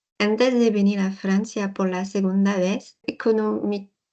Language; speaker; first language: Spanish; non-native, learner; French